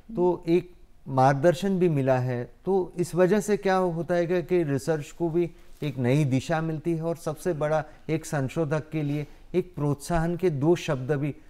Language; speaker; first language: Hindi; non-native, local second language; Gujarati